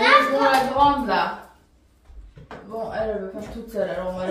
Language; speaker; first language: French; native; French